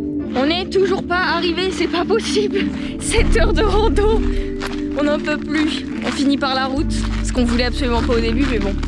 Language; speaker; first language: French; native; French